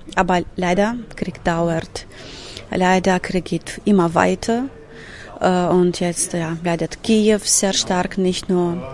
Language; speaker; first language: German; non-native, learner; Ukrainian